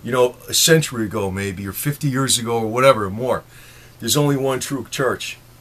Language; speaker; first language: English; native; English